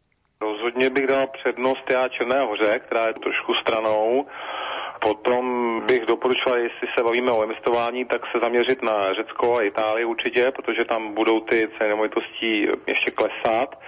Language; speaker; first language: Czech; native; Czech